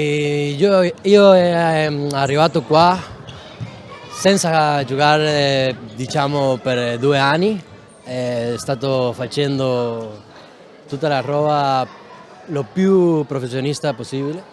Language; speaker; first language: Italian; non-native, learner; Spanish